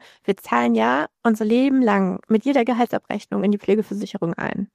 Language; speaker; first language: German; native; German